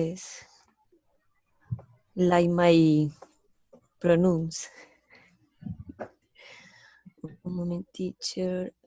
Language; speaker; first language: English; non-native, learner; Spanish